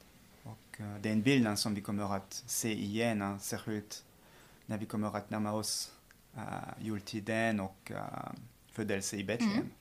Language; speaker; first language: Swedish; non-native, fluent; French